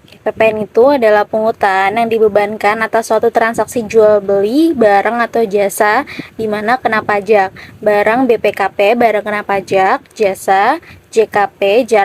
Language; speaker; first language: Indonesian; native; Indonesian